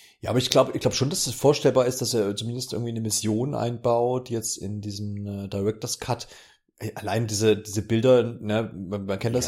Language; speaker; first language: German; native; German